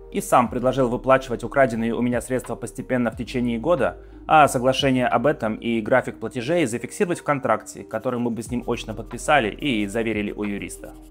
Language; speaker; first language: Russian; native; Russian